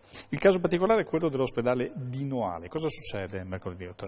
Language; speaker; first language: Italian; native; Italian